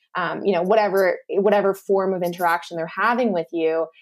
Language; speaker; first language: English; native; English